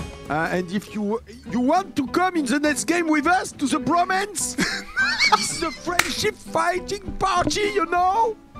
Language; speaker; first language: English; non-native, learner; French